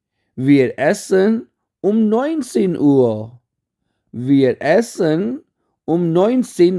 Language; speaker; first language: German; non-native, fluent; Urdu